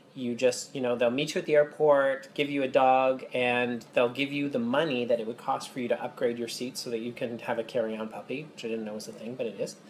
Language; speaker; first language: English; native; English